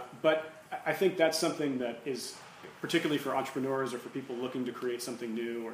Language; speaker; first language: English; native; English